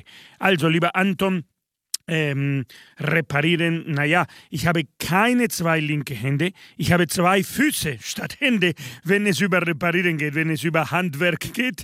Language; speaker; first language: German; non-native, fluent; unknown